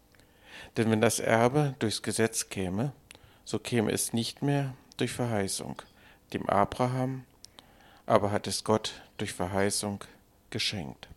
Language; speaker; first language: German; native; German